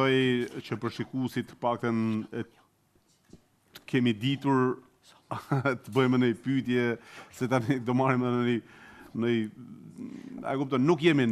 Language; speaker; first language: Albanian; native; Albanian